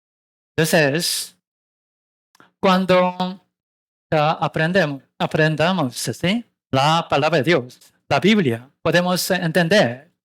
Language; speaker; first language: Spanish; non-native, learner; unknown